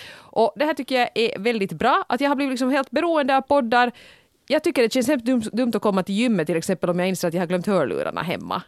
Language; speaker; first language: Swedish; native; Swedish